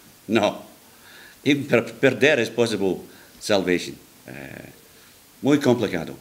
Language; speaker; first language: Spanish; non-native, learner; English